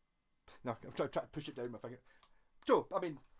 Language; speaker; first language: English; native; English